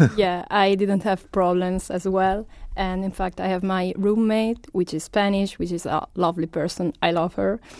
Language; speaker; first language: English; non-native, learner; Italian